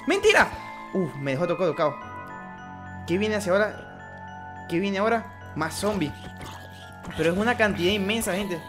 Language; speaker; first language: Spanish; native; Spanish